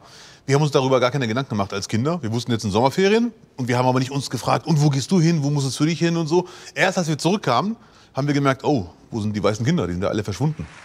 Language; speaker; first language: German; early bilingual, other home language; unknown